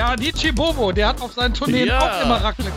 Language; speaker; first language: German; native; German